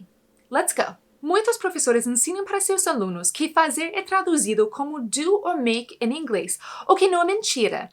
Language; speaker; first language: Portuguese; non-native, fluent; English